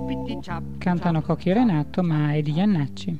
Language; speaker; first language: Italian; native; Italian